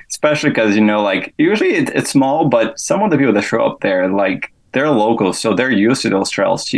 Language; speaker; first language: English; non-native, fluent; Portuguese